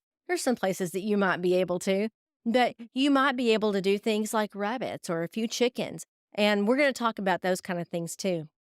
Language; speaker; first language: English; native; English